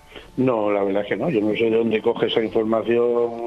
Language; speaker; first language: Spanish; native; Spanish